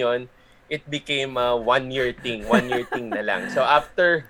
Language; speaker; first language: English; non-native, local second language; Filipino